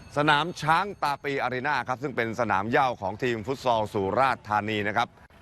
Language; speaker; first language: Thai; native; Thai